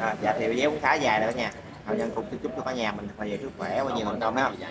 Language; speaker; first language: Vietnamese; native; Vietnamese